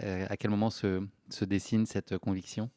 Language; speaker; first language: French; native; French